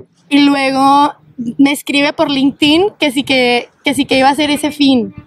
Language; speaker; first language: Spanish; early bilingual, heritage; Spanish